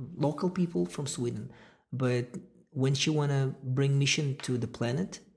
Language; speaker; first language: English; non-native, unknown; Russian